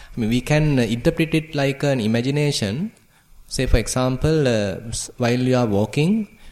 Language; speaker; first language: English; non-native, local second language; Sinhala